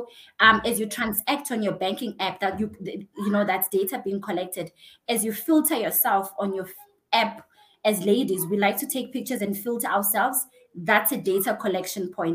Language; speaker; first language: English; non-native, local second language; Xhosa